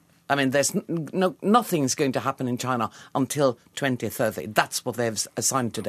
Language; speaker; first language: English; non-native, fluent; Norwegian